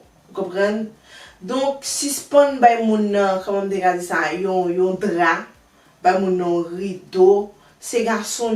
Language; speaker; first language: French; non-native, learner; Haitian Creole